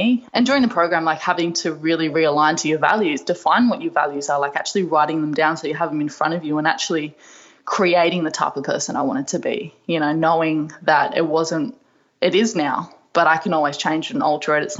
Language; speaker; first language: English; native; English